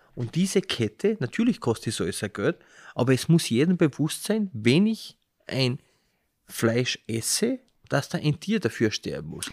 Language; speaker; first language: German; early bilingual, other home language; Slovenian